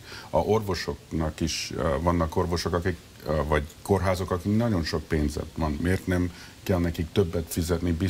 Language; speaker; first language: Hungarian; early bilingual, heritage; Hungarian